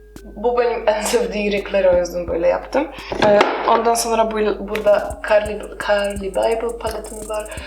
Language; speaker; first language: Turkish; non-native, learner; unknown